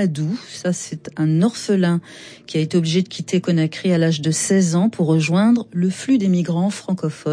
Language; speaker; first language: French; native; French